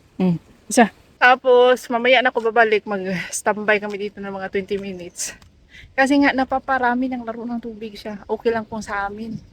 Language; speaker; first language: Filipino; non-native, local second language; Cebuano